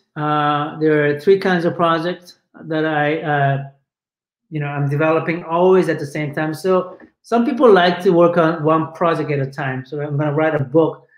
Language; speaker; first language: English; non-native, fluent; Portuguese